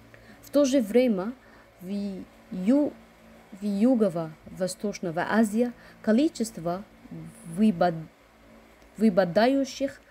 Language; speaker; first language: Russian; non-native, fluent; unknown